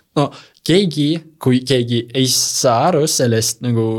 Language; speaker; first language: Estonian; non-native, learner; Russian